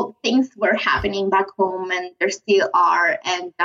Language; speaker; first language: English; non-native, fluent; Spanish